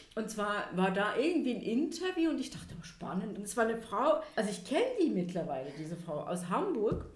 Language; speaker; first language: German; native; German